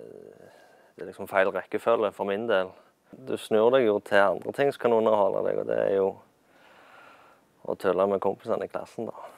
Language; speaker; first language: Norwegian; native; Norwegian